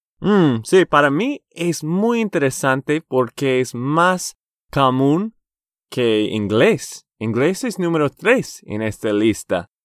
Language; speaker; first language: Spanish; non-native, fluent; English